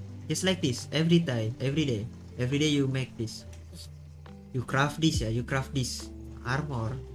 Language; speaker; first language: English; non-native, learner; Indonesian